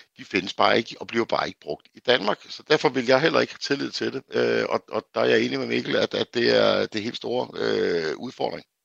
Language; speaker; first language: Danish; native; Danish